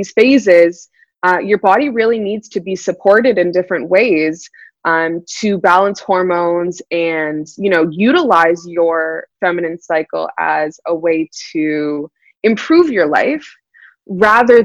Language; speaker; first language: English; native; English